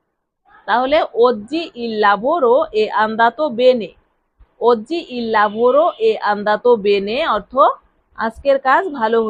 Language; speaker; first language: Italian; non-native, fluent; Bangla